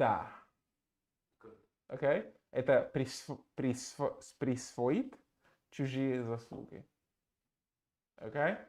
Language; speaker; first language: Russian; non-native, fluent; English